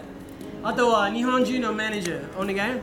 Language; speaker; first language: Japanese; non-native, learner; English